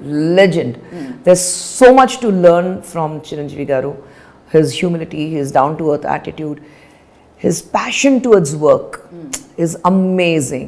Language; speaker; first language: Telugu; non-native, fluent; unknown